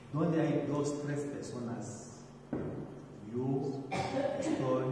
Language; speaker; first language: Spanish; non-native, fluent; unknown